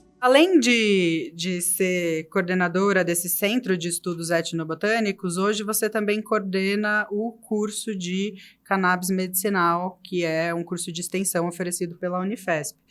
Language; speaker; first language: Portuguese; native; Portuguese